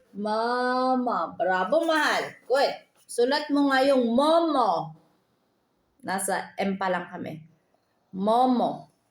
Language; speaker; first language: Filipino; native; Filipino